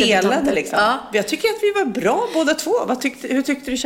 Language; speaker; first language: Swedish; native; Swedish